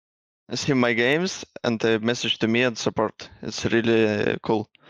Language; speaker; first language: English; non-native, learner; Russian